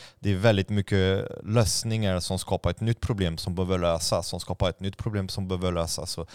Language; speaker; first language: Swedish; non-native, fluent; French